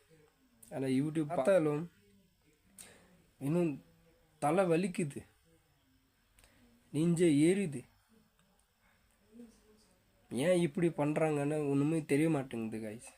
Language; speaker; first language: Tamil; non-native, fluent; Nepali